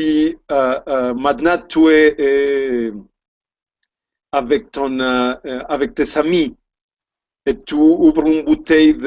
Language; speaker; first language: French; non-native, learner; Spanish